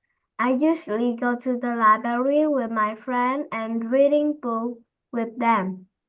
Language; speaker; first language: English; non-native, learner; Vietnamese